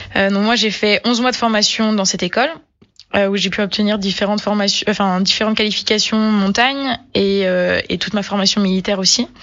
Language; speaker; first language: French; native; French